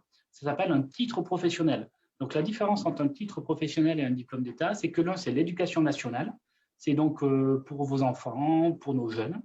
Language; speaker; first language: French; native; French